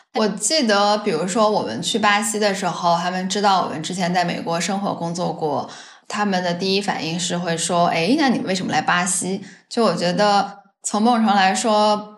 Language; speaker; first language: Chinese; native; Chinese